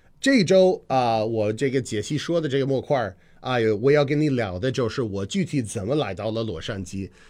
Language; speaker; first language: Chinese; non-native, fluent; English